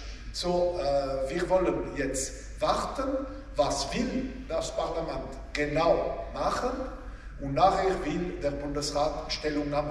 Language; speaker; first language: German; non-native, local second language; French